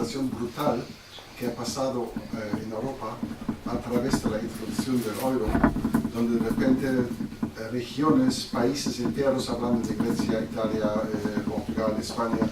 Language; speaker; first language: Spanish; non-native, fluent; German